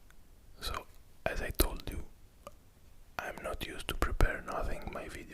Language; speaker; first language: English; non-native, fluent; Italian